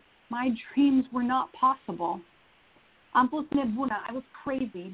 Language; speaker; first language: English; early bilingual, other home language; Romanian